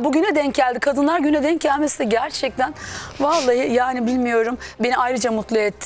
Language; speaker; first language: Turkish; native; Turkish